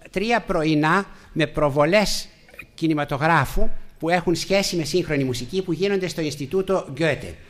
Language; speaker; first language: Greek; native; Greek